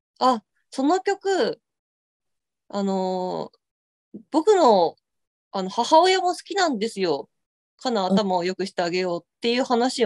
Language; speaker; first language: Japanese; native; Japanese